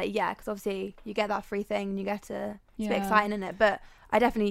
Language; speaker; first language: English; native; English